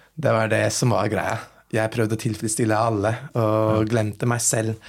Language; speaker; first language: Norwegian; non-native, fluent; English